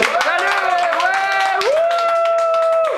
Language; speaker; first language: French; native; French